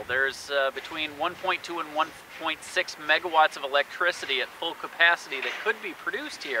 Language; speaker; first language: English; native; English